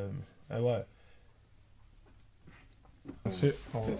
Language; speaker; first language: French; non-native, learner; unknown